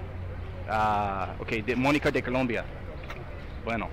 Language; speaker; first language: Spanish; non-native, learner; English